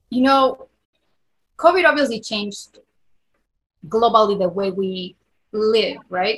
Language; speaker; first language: English; non-native, fluent; Spanish